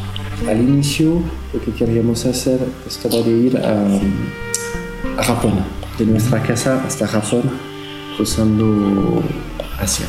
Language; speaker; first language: Spanish; non-native, learner; French